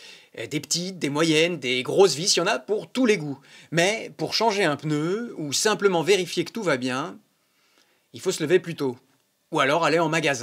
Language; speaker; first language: French; native; French